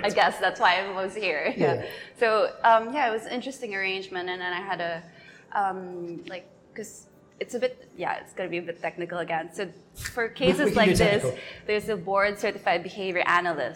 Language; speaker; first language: English; non-native, local second language; Filipino